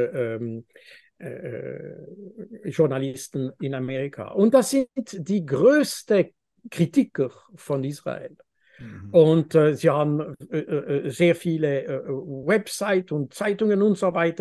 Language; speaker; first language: German; non-native, fluent; French